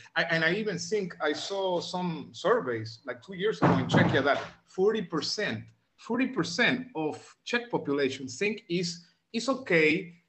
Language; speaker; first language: English; non-native, fluent; Spanish